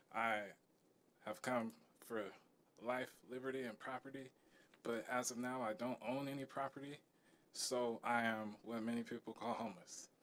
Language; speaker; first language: English; native; English